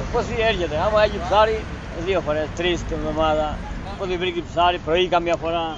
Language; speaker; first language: Greek; non-native, learner; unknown